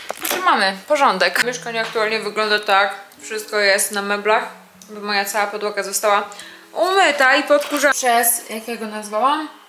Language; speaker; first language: Polish; native; Polish